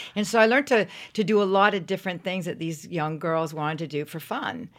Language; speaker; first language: English; native; English